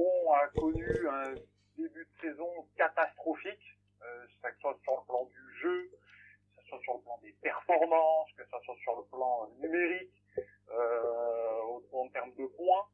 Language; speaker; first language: French; native; French